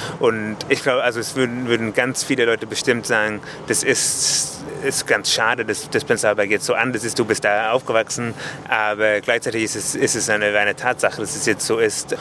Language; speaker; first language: German; non-native, fluent; English